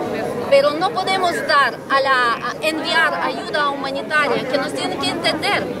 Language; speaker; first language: Spanish; non-native, fluent; Ukrainian